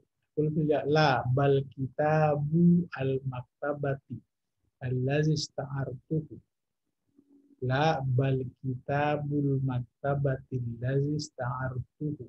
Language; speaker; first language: Arabic; non-native, fluent; Indonesian